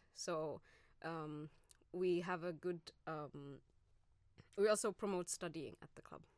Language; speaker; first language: English; non-native, fluent; Finnish